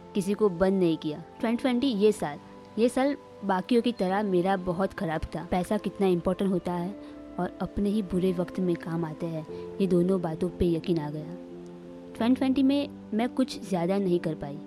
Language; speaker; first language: Hindi; non-native, local second language; Marathi